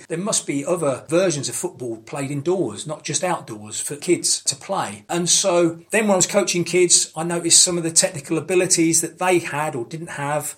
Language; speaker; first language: English; native; English